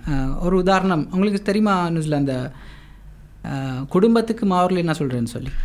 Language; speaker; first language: Tamil; non-native, local second language; Sinhala